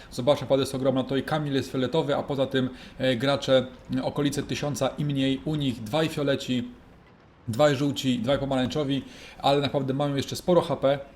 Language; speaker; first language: Polish; native; Polish